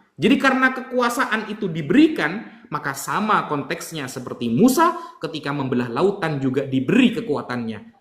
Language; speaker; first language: Indonesian; native; Indonesian